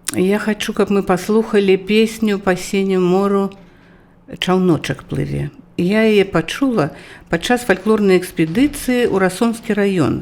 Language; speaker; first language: Belarusian; native; Belarusian